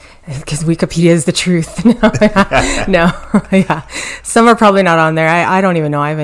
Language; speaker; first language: English; native; English